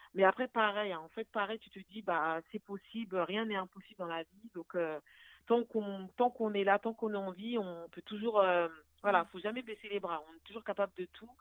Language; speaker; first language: French; native; French